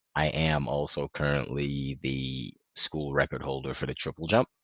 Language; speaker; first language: English; early bilingual, other home language; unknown